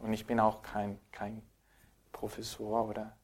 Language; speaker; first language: German; non-native, fluent; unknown